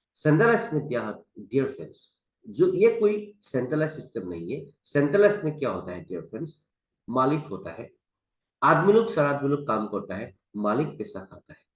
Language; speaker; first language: Hindi; non-native, local second language; Assamese